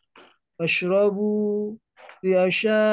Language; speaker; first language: Arabic; non-native, learner; Indonesian